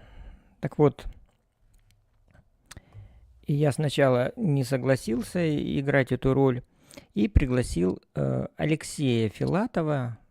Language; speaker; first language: Russian; native; Russian